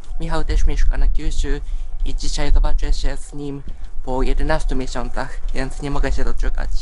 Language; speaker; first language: Polish; non-native, fluent; Japanese